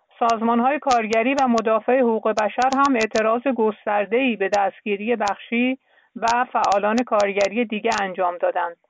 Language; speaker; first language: Persian; native; Persian